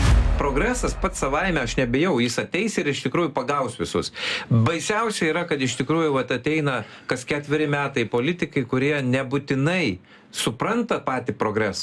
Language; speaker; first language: Lithuanian; native; Lithuanian